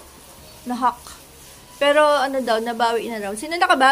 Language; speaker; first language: Filipino; native; Filipino